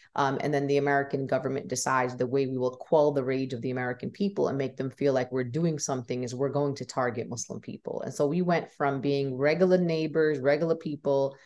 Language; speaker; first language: English; native; English